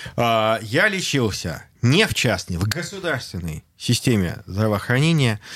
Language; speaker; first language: Russian; native; Russian